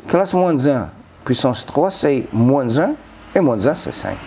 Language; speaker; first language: French; non-native, local second language; Arabic